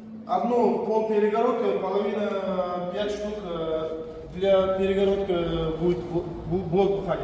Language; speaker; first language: Russian; non-native, fluent; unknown